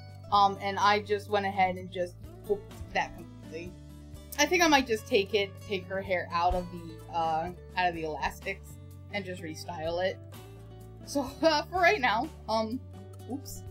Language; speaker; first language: English; native; English